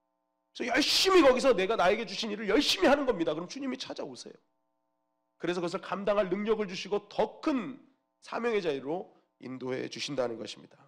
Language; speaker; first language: Korean; native; Korean